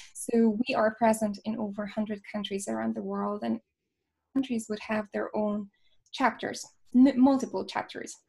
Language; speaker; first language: English; non-native, fluent; Polish